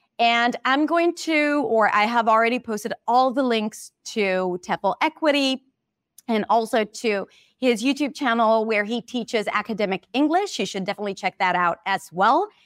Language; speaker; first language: English; non-native, fluent; Hebrew